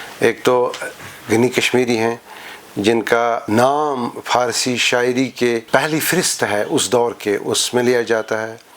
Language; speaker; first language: Urdu; non-native, local second language; Kashmiri